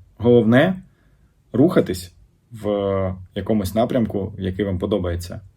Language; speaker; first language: Ukrainian; non-native, local second language; Russian